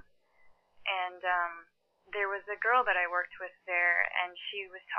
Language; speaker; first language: English; early bilingual, other home language; Chinese